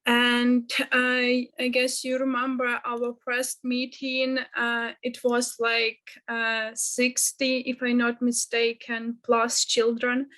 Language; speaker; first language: English; non-native, fluent; Ukrainian